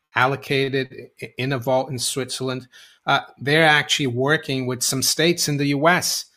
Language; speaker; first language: English; non-native, fluent; Portuguese